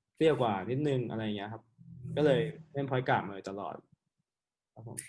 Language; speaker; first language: Thai; native; Thai